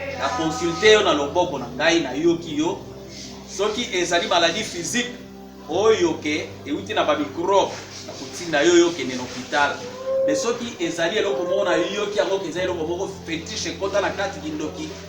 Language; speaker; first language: Lingala; non-native, local second language; Kituba (Democratic Republic of Congo)